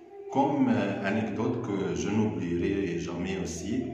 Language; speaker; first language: French; non-native, fluent; Arabic